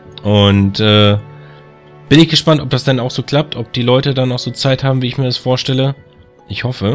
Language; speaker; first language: German; native; German